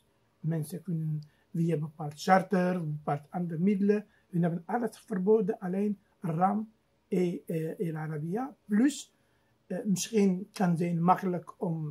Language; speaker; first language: Dutch; non-native, fluent; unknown